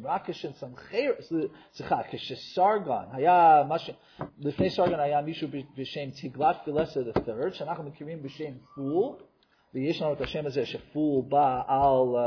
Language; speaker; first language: Hebrew; non-native, fluent; English